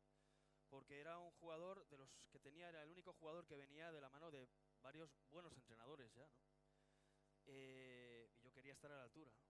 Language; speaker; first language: Spanish; native; Spanish